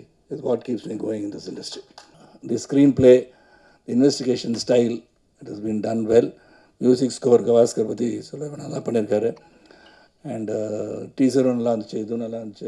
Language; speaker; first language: Tamil; native; Tamil